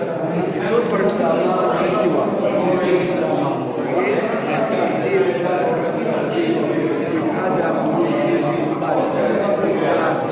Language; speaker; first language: Indonesian; non-native, learner; Hebrew